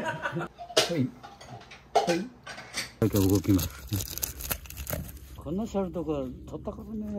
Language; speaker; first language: Japanese; native; Japanese